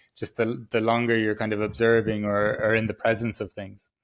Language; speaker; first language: English; native; English